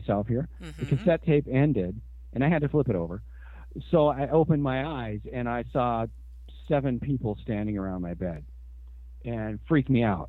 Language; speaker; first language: English; native; English